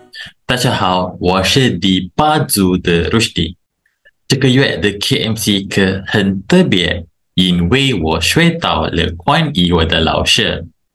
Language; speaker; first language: Chinese; non-native, local second language; Malay